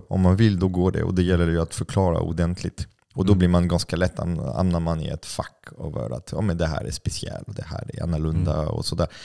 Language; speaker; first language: Swedish; non-native, fluent; French